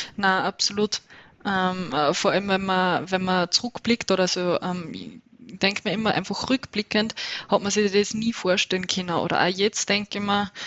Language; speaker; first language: German; native; German